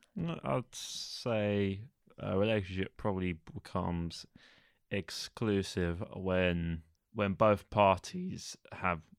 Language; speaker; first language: English; native; English